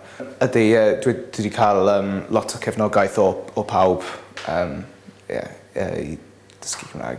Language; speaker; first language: Welsh; non-native, local second language; English